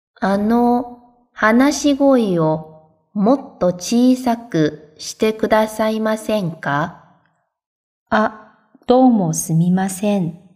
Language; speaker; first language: Japanese; non-native, fluent; Chinese